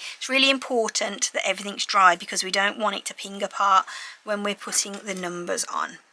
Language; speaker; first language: English; native; English